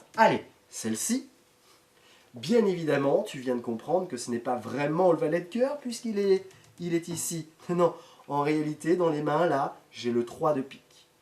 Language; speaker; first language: French; native; French